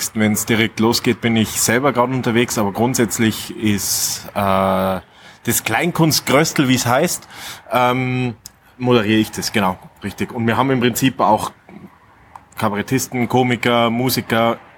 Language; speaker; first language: German; native; German